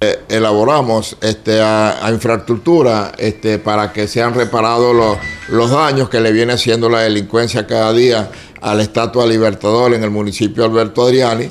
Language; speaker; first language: Spanish; native; Spanish